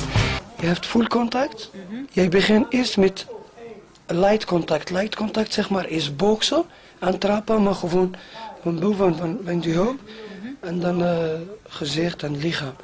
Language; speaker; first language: Dutch; non-native, learner; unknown